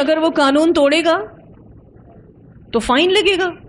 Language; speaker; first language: Urdu; native; Urdu